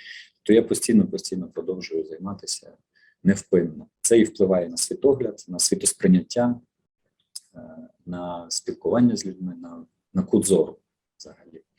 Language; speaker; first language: Ukrainian; native; Ukrainian